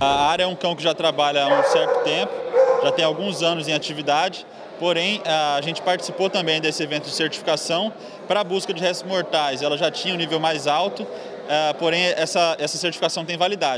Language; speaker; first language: Portuguese; native; Portuguese